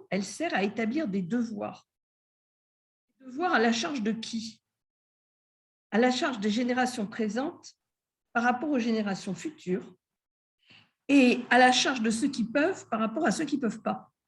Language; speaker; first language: French; native; French